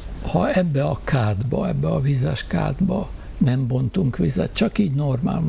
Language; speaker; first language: Hungarian; native; Hungarian